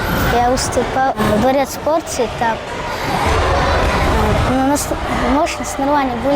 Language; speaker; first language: Russian; non-native, local second language; Ingush